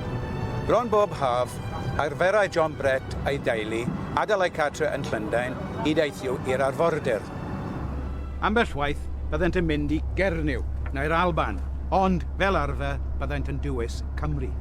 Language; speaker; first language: Welsh; native; Welsh